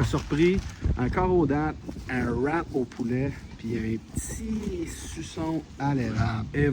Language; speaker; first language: French; native; French